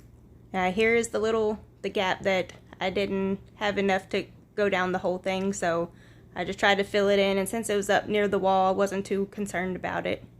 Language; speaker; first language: English; native; English